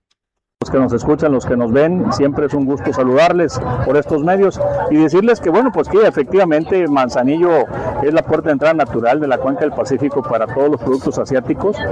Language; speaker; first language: Spanish; native; Spanish